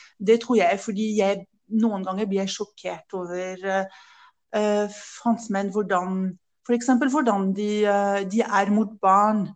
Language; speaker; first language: Norwegian; non-native, fluent; French